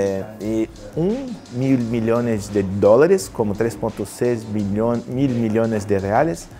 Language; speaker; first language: Spanish; non-native, learner; Portuguese